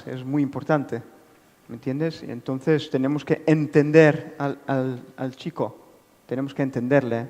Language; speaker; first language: Spanish; non-native, fluent; Dutch